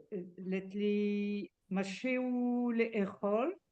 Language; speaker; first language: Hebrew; non-native, learner; French